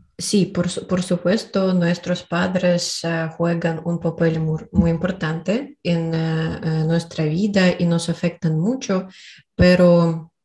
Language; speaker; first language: Spanish; non-native, learner; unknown